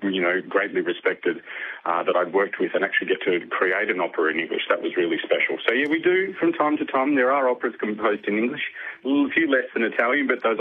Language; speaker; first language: English; native; English